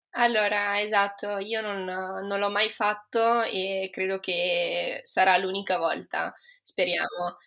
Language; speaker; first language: Italian; native; Italian